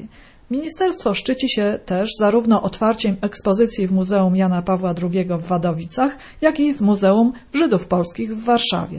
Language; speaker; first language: Polish; native; Polish